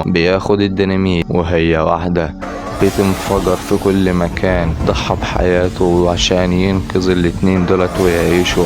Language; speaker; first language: Arabic; native; Arabic